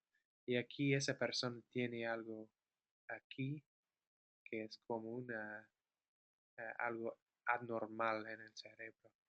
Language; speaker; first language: Spanish; non-native, fluent; English